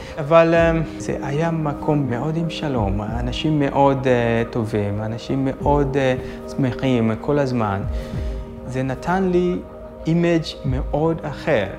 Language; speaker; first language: Hebrew; non-native, fluent; Swahili